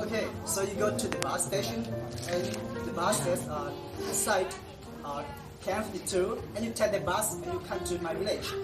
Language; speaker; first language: English; non-native, learner; Hmong